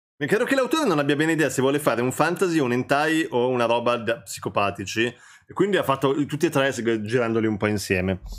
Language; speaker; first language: Italian; early bilingual, other home language; Albanian